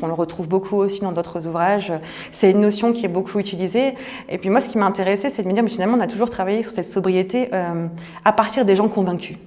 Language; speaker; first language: French; native; French